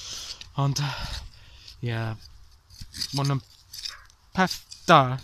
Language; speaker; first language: Welsh; non-native, learner; English